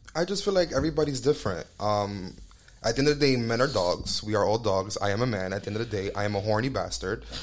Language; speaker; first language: English; native; English